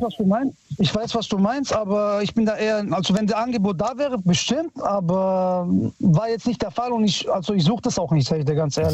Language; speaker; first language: German; early bilingual, other home language; Italian